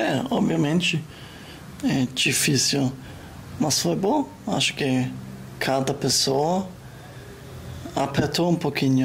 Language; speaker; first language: Portuguese; non-native, learner; German